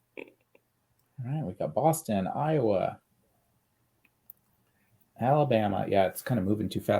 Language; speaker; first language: English; native; English